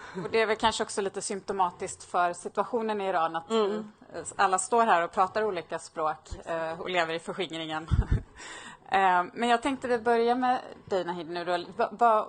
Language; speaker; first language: Swedish; native; Swedish